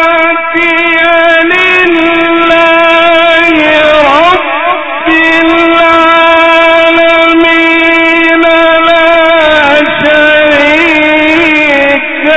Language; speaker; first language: Arabic; native; Arabic